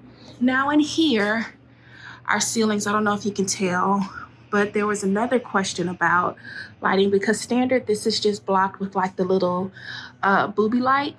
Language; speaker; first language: English; native; English